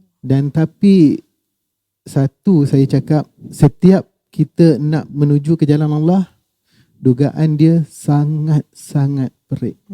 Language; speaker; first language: Malay; native; Malay